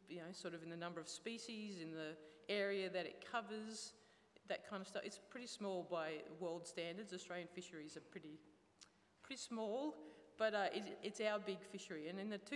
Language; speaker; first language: English; native; English